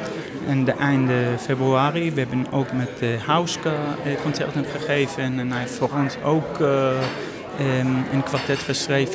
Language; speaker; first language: Dutch; non-native, learner; Hebrew